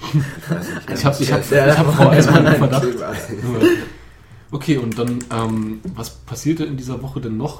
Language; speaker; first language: German; native; German